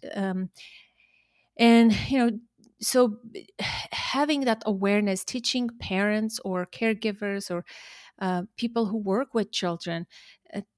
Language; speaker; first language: English; early bilingual, other home language; Armenian